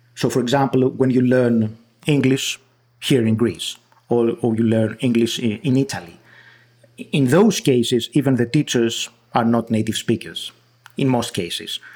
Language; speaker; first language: English; non-native, fluent; Greek